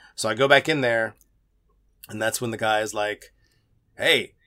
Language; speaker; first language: English; native; English